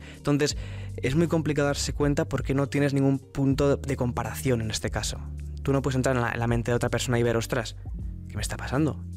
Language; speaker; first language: Spanish; native; Spanish